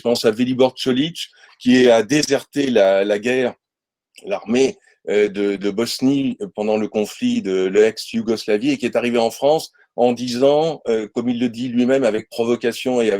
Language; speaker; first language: French; native; French